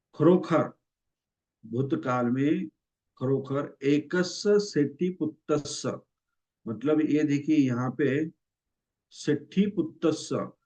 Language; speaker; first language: Hindi; non-native, local second language; Marathi